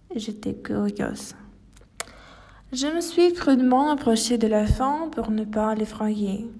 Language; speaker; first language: French; non-native, fluent; Ukrainian